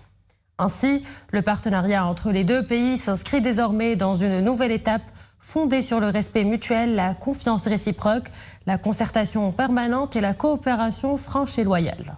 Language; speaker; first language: French; non-native, local second language; Arabic